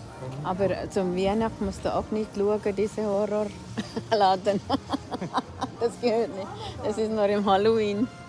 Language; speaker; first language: German; non-native, learner; Cebuano